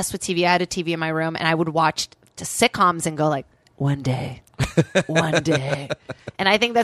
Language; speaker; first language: English; non-native, fluent; Portuguese